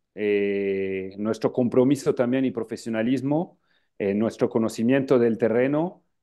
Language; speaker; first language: Spanish; non-native, fluent; French